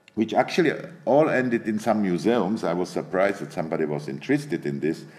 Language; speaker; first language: English; non-native, fluent; Czech